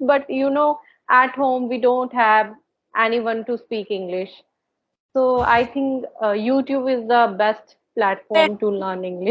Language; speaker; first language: English; non-native, learner; Hindi